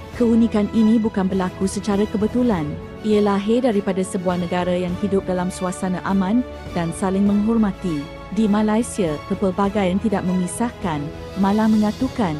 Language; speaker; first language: Malay; native; Malay